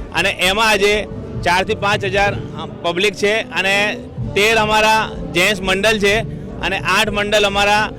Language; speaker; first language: Gujarati; non-native, local second language; Sindhi